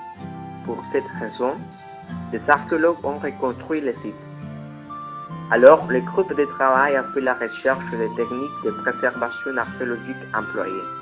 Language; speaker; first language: French; non-native, learner; Spanish